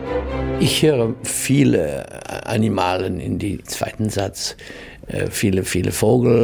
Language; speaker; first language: German; non-native, learner; English